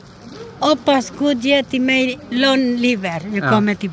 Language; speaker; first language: Swedish; non-native, learner; Spanish